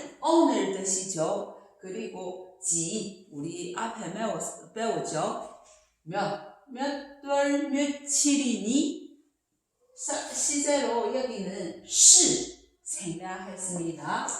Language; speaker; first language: Korean; non-native, fluent; Chinese